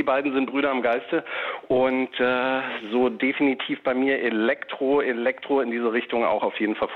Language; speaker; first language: German; native; German